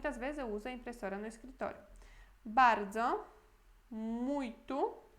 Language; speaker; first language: Portuguese; non-native, fluent; Polish